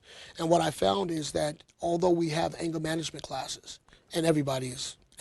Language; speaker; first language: English; native; English